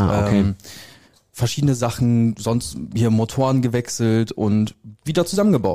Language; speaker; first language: German; native; German